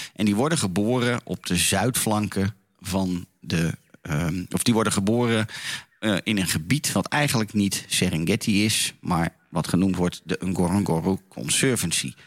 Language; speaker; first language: Dutch; native; Dutch